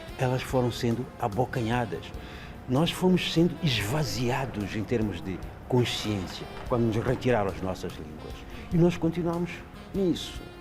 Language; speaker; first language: Portuguese; non-native, local second language; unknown